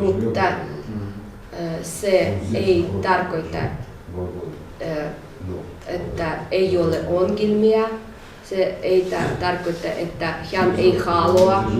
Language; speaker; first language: Finnish; non-native, learner; Russian